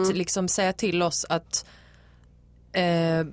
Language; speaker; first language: Swedish; early bilingual, other home language; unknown